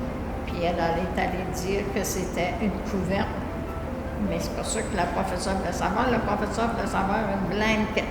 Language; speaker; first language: French; native; French